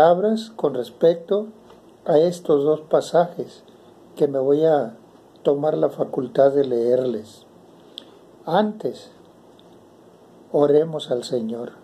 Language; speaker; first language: Spanish; native; Spanish